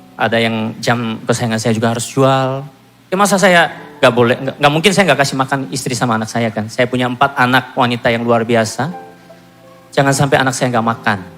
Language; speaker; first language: Indonesian; non-native, fluent; Korean